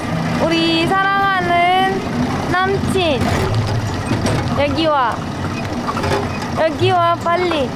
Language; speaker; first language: Korean; non-native, learner; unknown